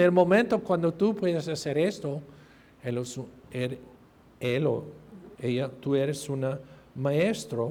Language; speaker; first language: Spanish; non-native, fluent; English